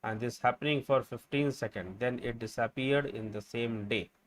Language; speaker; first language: English; non-native, local second language; Hindi